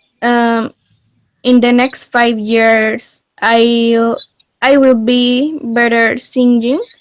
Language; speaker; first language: English; non-native, learner; Spanish